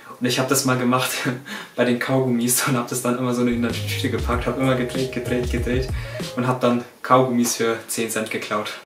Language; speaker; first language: German; early bilingual, other home language; Turkish